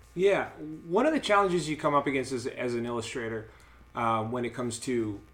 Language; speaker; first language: English; native; English